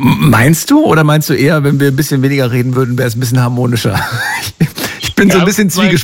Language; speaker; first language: German; native; German